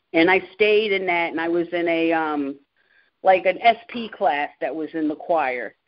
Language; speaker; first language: English; native; English